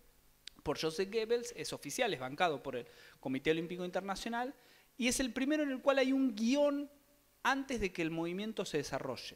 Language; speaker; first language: Spanish; native; Spanish